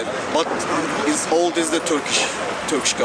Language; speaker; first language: English; non-native, learner; Kurdish